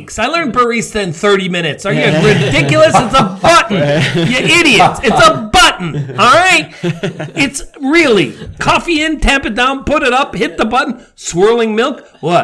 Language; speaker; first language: English; native; English